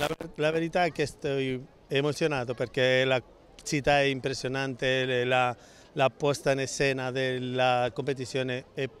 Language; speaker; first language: Italian; non-native, learner; Spanish